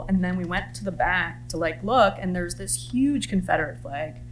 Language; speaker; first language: English; native; English